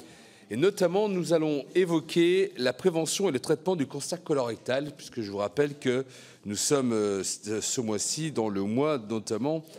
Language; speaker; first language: French; native; French